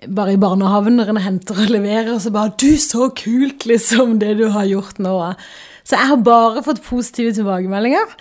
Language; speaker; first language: Norwegian; native; Norwegian